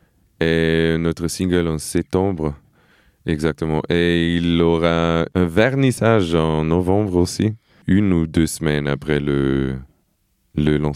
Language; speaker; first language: French; non-native, fluent; Portuguese